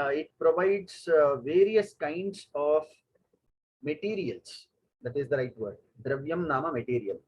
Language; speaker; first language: English; non-native, local second language; Kannada